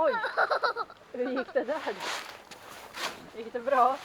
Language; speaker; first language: Swedish; non-native, learner; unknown